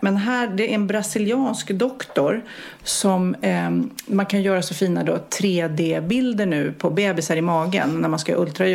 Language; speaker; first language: Swedish; native; Swedish